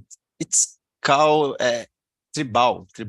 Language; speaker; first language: English; non-native, learner; Portuguese